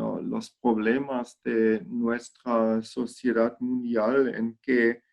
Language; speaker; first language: Spanish; non-native, fluent; German